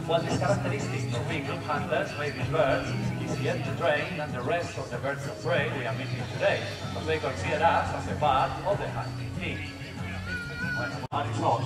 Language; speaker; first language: English; non-native, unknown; Spanish